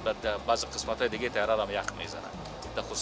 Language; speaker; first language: Persian; native; Persian